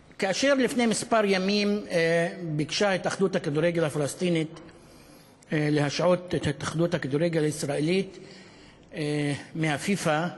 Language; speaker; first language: Hebrew; non-native, local second language; Arabic